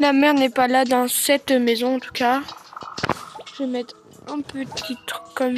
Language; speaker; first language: French; native; French